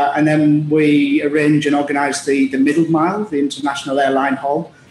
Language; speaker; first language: English; native; English